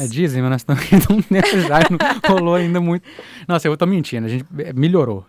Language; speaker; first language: Portuguese; native; Portuguese